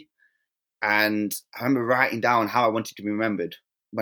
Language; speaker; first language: English; native; English